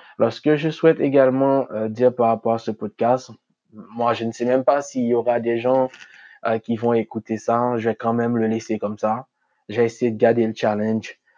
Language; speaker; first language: French; non-native, local second language; Haitian Creole